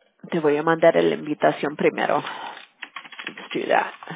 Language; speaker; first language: Spanish; early bilingual, other home language; English